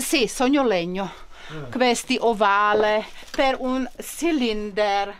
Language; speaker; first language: Italian; non-native, learner; Czech